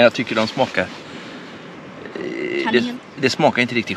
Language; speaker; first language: Swedish; native; Swedish